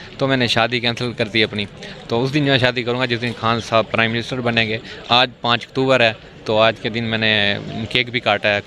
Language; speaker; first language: Urdu; non-native, local second language; Punjabi